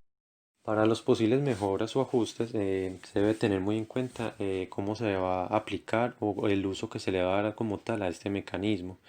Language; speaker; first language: Spanish; native; Spanish